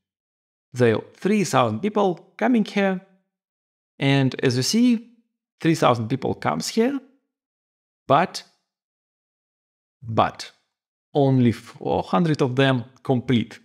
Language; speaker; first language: English; non-native, fluent; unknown